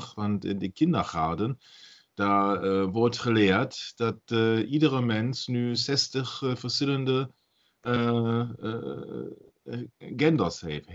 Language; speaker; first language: Dutch; non-native, learner; German